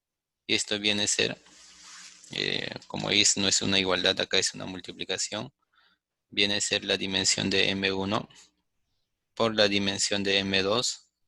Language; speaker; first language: Spanish; native; Spanish